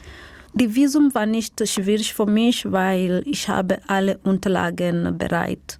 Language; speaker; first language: German; non-native, learner; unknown